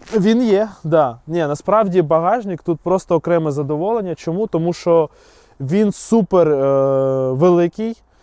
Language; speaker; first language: Ukrainian; non-native, local second language; Russian